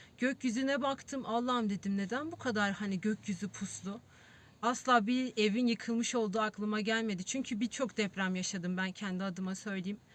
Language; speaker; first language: Turkish; native; Turkish